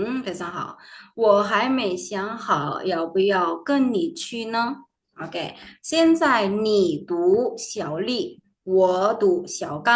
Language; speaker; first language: Chinese; non-native, fluent; Indonesian